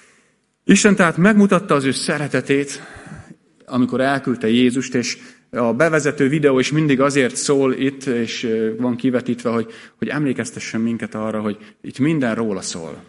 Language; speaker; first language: Hungarian; native; Hungarian